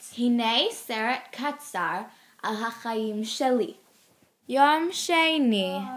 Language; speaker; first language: Hebrew; non-native, learner; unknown